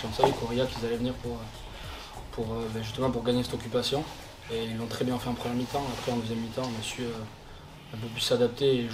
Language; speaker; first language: French; native; French